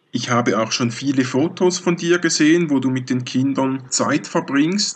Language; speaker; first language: German; native; German